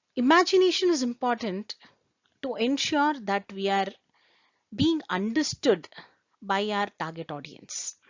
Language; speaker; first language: English; non-native, local second language; Kannada